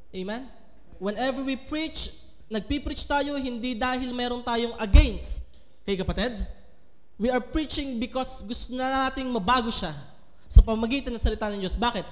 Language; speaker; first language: Filipino; native; Filipino